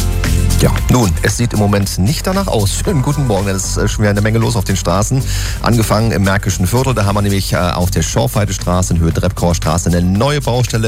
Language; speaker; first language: German; native; German